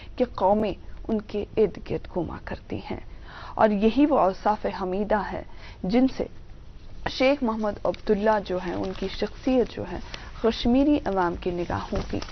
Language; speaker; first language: Hindi; non-native, local second language; Kashmiri